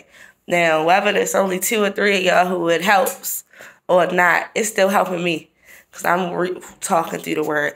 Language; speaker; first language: English; native; English